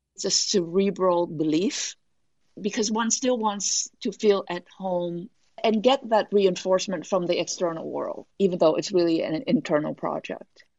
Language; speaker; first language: English; non-native, fluent; Vietnamese